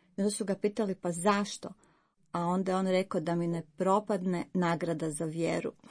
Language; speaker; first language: Croatian; native; Croatian